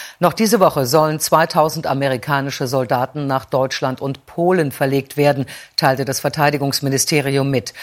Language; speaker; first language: German; native; German